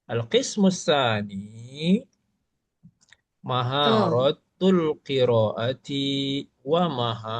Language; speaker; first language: Arabic; non-native, fluent; Malay